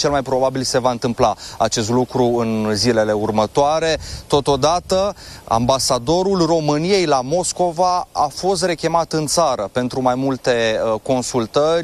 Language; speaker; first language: Romanian; native; Romanian